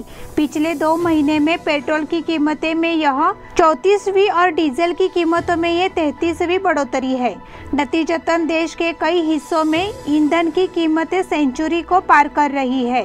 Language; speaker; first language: Hindi; non-native, local second language; Marathi